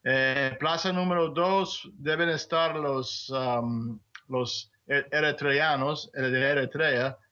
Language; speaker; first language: Spanish; non-native, fluent; English